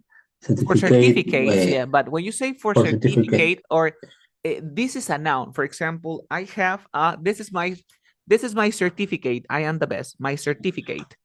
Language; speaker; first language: English; non-native, fluent; Spanish